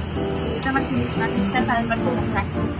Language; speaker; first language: Indonesian; non-native, local second language; Minangkabau